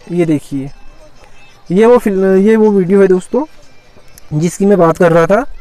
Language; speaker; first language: Hindi; native; Hindi